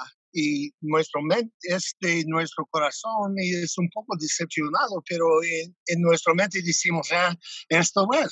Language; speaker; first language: Spanish; non-native, fluent; English